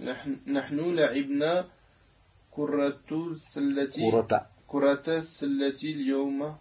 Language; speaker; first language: Arabic; non-native, learner; French